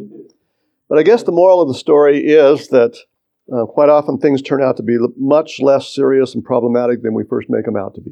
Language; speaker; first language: English; native; English